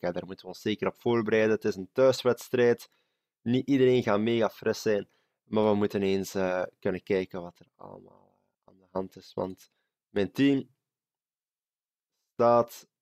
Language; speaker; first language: Dutch; native; Dutch